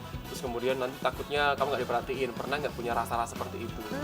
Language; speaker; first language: Indonesian; native; Indonesian